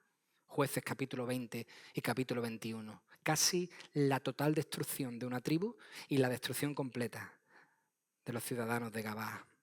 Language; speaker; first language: Spanish; native; Spanish